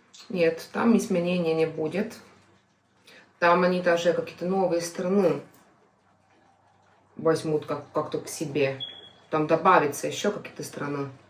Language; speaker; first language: Russian; non-native, fluent; Estonian